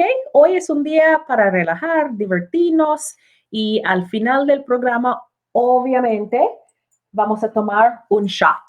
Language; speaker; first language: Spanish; non-native, learner; English